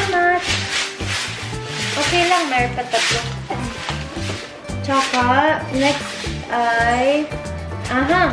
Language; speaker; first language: Filipino; early bilingual, heritage; Filipino